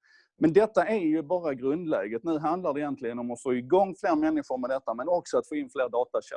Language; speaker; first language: Swedish; native; Swedish